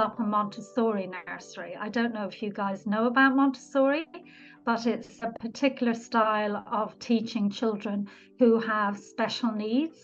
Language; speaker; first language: English; native; English